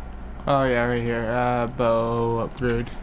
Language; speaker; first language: English; native; English